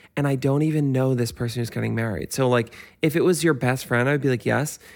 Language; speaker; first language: English; native; English